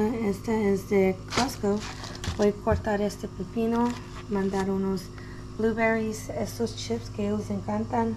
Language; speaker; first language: Spanish; early bilingual, heritage; English